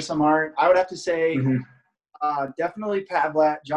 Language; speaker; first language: English; native; English